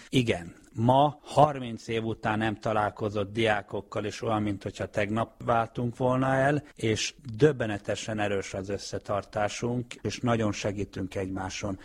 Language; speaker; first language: Hungarian; early bilingual, heritage; Hungarian